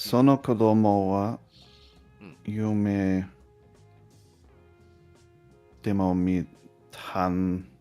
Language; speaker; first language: Japanese; non-native, learner; English